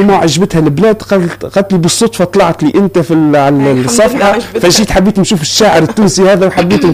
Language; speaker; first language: Arabic; native; Arabic